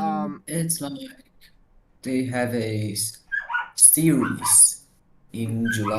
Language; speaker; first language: English; non-native, learner; Chinese